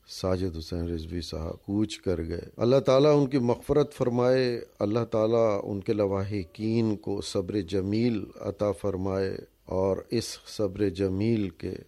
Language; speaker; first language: Urdu; native; Urdu